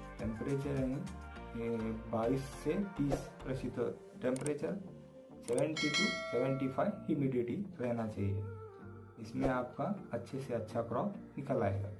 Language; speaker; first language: Hindi; non-native, local second language; Kannada